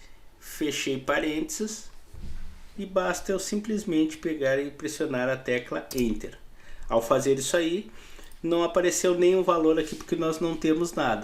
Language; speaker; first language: Portuguese; native; Portuguese